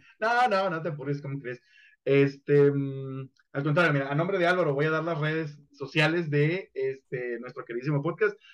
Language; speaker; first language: Spanish; native; Spanish